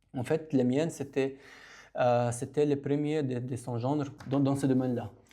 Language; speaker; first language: French; non-native, local second language; Arabic